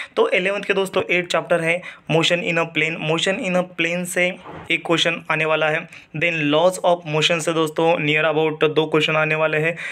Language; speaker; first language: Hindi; non-native, local second language; Marathi